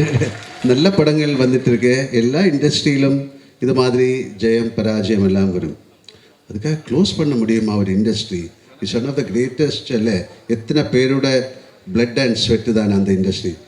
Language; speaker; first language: Tamil; non-native, learner; Malayalam